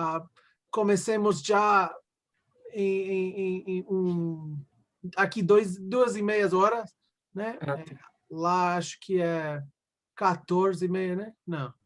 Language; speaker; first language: Portuguese; non-native, learner; English